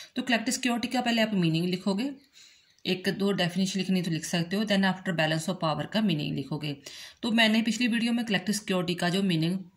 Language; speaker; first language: Hindi; non-native, local second language; Punjabi